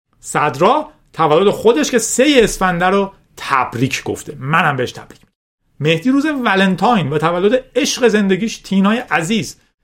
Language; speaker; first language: Persian; non-native, local second language; Azerbaijani